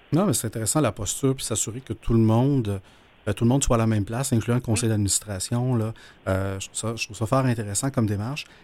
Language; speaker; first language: French; native; French